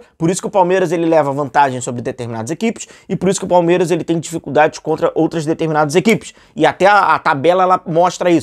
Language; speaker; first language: Portuguese; native; Portuguese